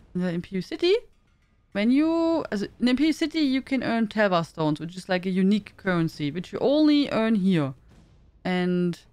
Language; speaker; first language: English; non-native, fluent; German